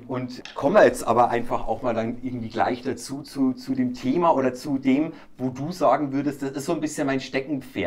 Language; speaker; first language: German; native; German